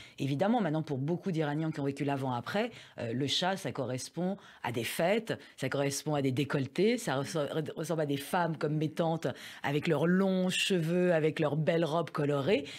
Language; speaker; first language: French; early bilingual, other home language; Persian